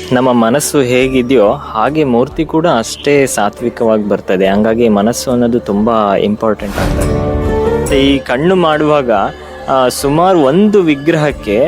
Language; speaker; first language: Kannada; native; Kannada